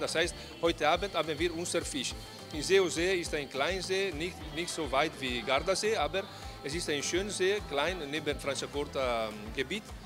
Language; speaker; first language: German; non-native, learner; Italian